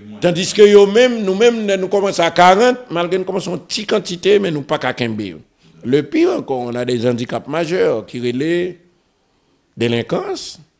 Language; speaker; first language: French; non-native, local second language; Haitian Creole